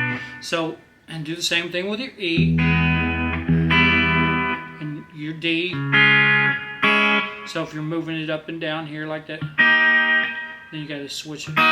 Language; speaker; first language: English; native; English